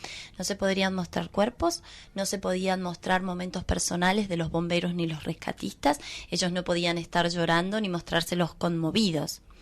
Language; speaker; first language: Spanish; native; Spanish